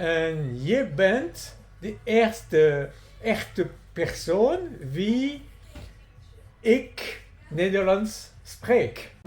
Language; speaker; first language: Dutch; non-native, learner; French